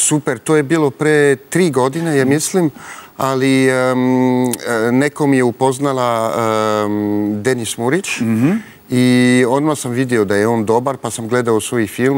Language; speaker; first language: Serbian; early bilingual, heritage; French